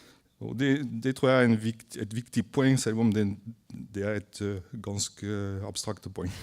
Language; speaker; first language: Norwegian; non-native, fluent; French